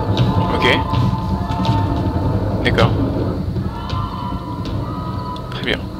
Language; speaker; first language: French; native; French